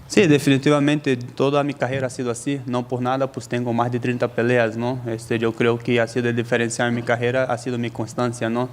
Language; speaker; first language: Spanish; native; Spanish